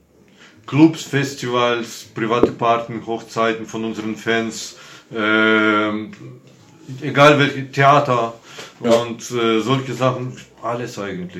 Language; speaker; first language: German; non-native, fluent; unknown